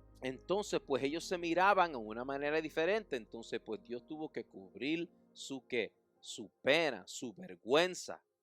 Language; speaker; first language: Spanish; early bilingual, heritage; English